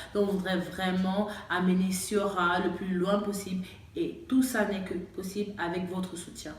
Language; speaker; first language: French; native; French